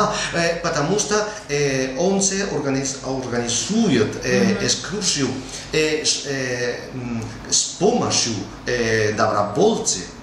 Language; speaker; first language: Russian; non-native, learner; Spanish